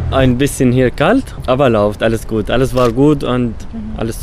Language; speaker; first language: German; non-native, learner; Arabic